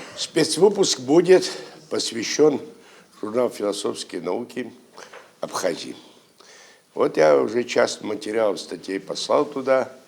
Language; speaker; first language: Russian; non-native, local second language; Abkhazian